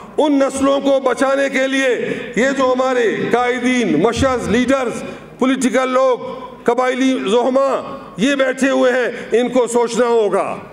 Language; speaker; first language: Urdu; non-native, local second language; Baluchi